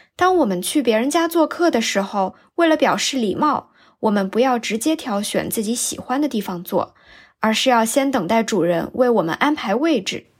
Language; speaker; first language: Chinese; native; Chinese